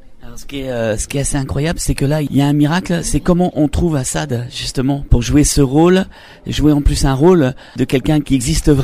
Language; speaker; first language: French; native; French